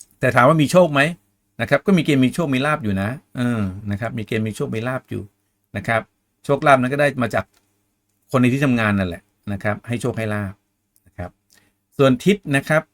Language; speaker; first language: Thai; native; Thai